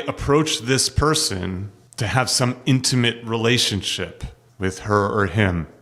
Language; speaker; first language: English; native; English